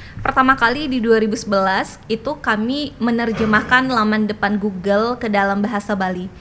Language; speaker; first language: Indonesian; non-native, local second language; Balinese